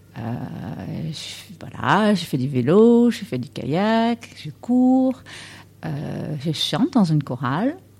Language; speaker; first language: French; non-native, fluent; Dutch